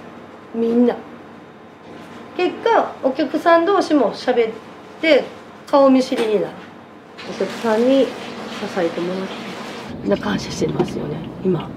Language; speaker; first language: Japanese; native; Japanese